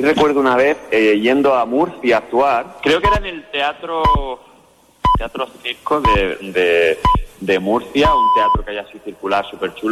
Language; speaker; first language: Spanish; native; Spanish